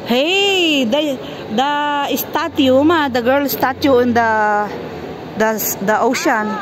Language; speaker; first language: English; non-native, learner; Filipino